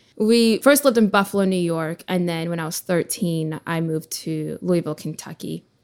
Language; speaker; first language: English; early bilingual, other home language; Russian